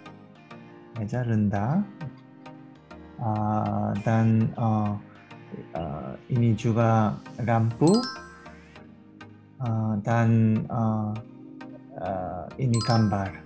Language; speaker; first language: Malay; non-native, learner; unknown